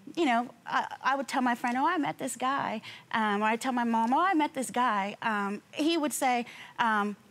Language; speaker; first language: English; native; English